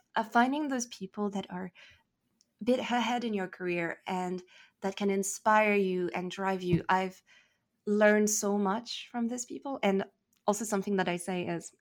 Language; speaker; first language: English; non-native, fluent; French